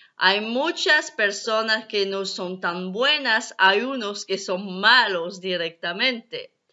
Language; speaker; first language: Spanish; non-native, learner; French